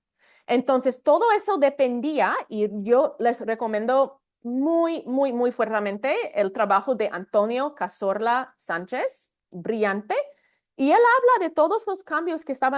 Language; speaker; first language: Spanish; non-native, fluent; English